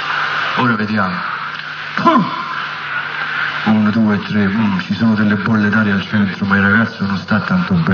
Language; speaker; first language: Italian; native; Italian